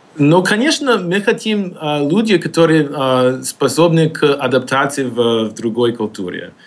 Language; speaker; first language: Russian; non-native, fluent; English